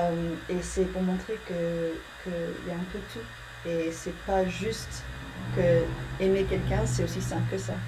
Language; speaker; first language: French; early bilingual, heritage; English